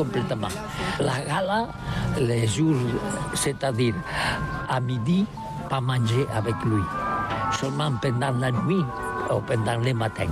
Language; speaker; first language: French; non-native, learner; Catalan